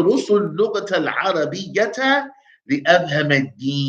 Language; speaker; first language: Arabic; non-native, fluent; English